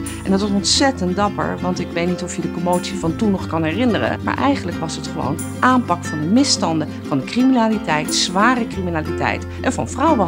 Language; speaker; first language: Dutch; native; Dutch